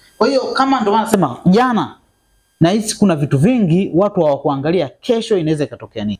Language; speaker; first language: Swahili; native; Swahili